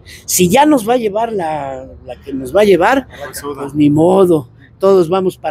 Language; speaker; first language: Spanish; native; Spanish